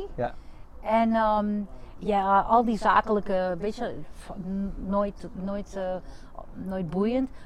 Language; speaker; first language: Dutch; non-native, fluent; English